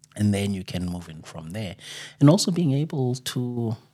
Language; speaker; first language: English; non-native, local second language; Xhosa